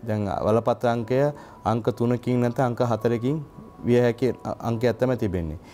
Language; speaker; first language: Sinhala; non-native, local second language; Tamil